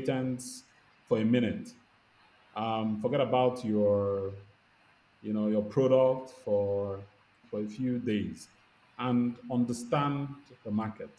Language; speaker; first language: English; non-native, local second language; Igbo